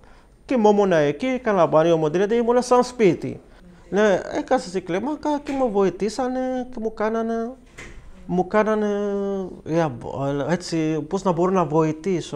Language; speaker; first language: Greek; non-native, learner; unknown